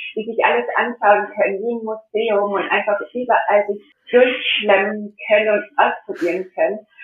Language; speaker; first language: German; early bilingual, heritage; German